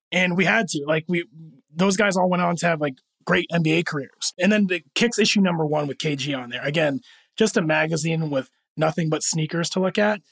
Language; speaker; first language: English; early bilingual, other home language; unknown